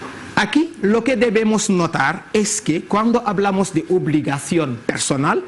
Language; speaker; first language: Spanish; non-native, fluent; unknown